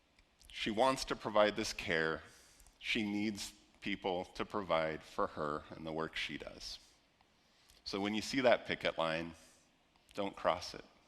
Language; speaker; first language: English; native; English